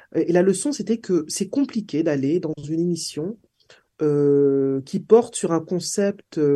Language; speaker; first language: French; native; French